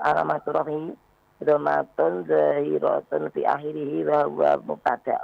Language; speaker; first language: Arabic; non-native, learner; Indonesian